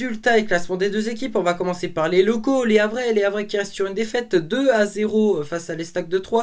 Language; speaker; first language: French; native; French